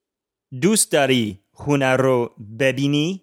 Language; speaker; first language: Persian; non-native, learner; English